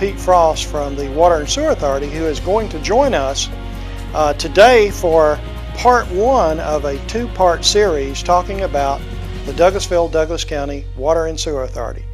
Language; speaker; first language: English; native; English